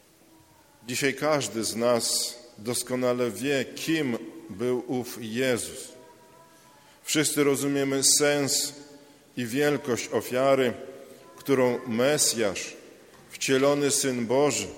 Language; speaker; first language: Polish; native; Polish